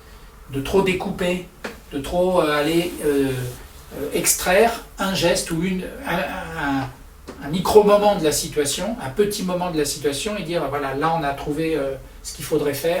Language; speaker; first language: French; native; French